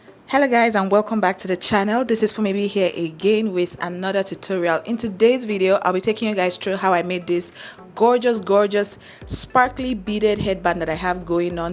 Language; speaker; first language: English; native; English